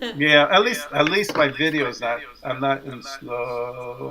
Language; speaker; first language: English; native; English